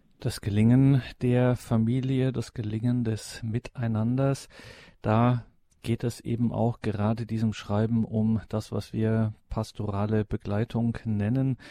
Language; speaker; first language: German; native; German